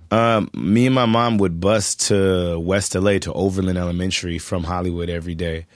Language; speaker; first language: English; native; English